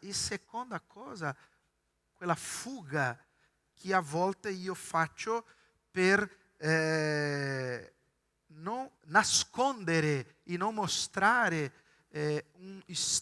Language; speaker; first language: Italian; non-native, fluent; Portuguese